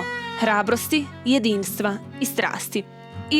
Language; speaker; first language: Bosnian; native; Bosnian